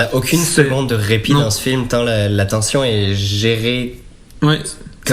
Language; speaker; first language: French; native; French